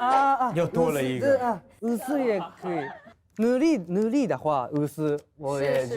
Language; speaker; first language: Chinese; non-native, learner; Japanese